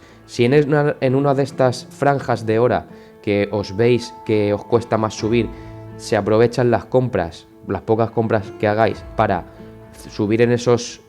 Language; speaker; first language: Spanish; native; Spanish